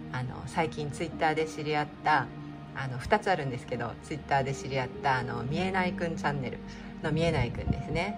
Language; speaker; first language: Japanese; native; Japanese